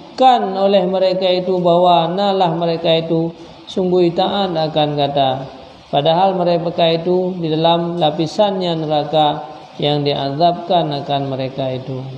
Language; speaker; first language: Indonesian; non-native, local second language; Achinese